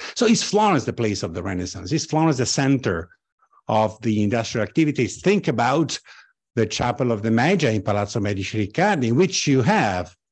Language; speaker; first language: English; non-native, fluent; Italian